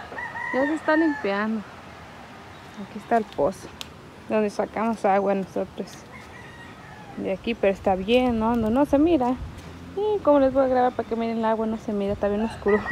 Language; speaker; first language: Spanish; native; Spanish